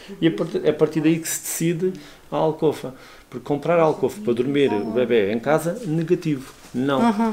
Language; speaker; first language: Portuguese; native; Portuguese